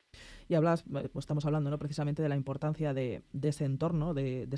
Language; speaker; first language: Spanish; native; Spanish